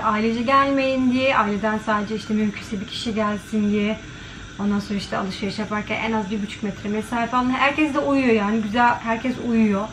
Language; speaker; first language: Turkish; early bilingual, heritage; Turkish